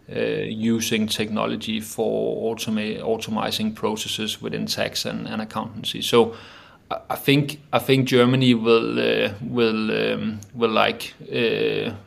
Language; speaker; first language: English; non-native, fluent; Danish